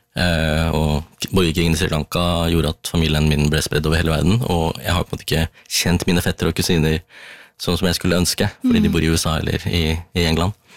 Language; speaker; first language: Norwegian; early bilingual, other home language; Tamil